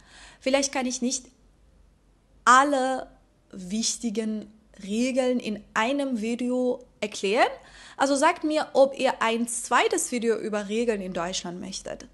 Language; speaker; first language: German; non-native, fluent; Persian